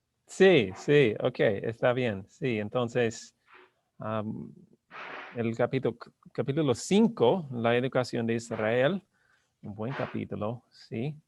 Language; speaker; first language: Spanish; non-native, learner; English